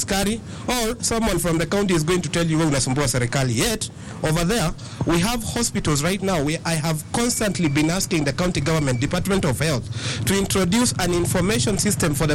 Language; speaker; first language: English; non-native, local second language; Kikuyu